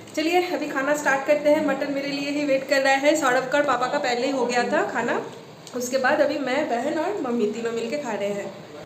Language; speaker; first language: Hindi; non-native, local second language; Bangla